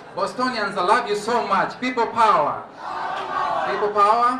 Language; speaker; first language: English; non-native, local second language; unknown